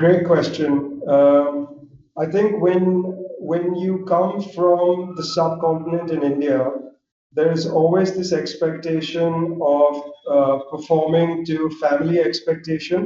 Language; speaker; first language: English; non-native, local second language; Gujarati